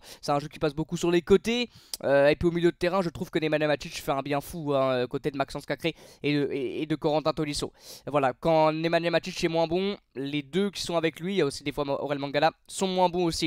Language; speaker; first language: French; native; French